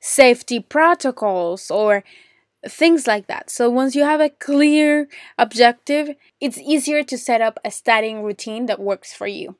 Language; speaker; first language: English; non-native, fluent; Spanish